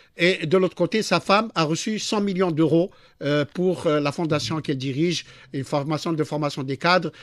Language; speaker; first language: French; non-native, local second language; Arabic